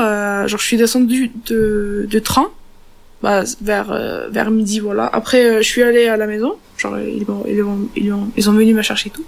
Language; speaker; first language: French; non-native, learner; Turkish